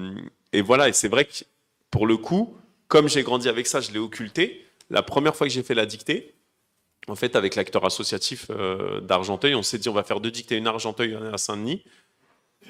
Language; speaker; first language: French; native; French